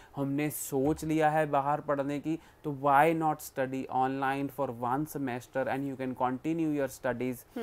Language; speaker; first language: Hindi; non-native, local second language; Punjabi